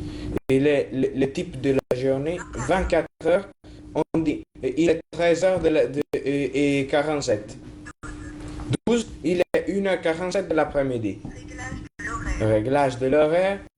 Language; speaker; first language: French; non-native, learner; Italian